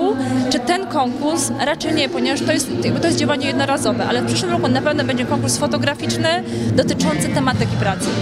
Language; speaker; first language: Polish; native; Polish